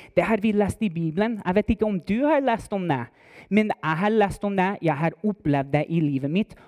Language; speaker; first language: Norwegian; non-native, fluent; English